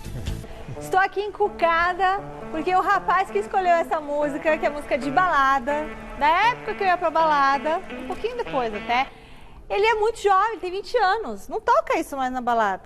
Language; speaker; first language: Portuguese; native; Portuguese